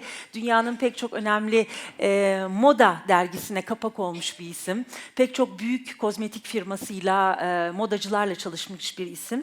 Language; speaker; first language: Turkish; native; Turkish